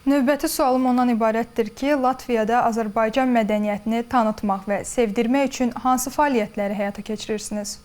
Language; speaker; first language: Azerbaijani; native; Azerbaijani